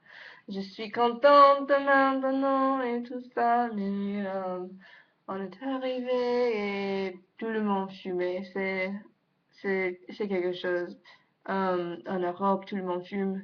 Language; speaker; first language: French; non-native, learner; English